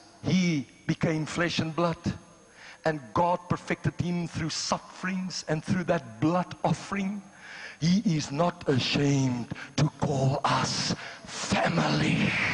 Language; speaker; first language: English; non-native, local second language; Afrikaans